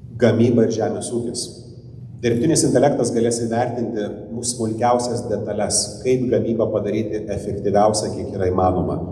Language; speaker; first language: Lithuanian; non-native, local second language; Polish